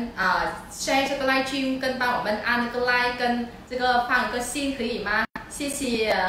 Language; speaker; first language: Chinese; non-native, fluent; Vietnamese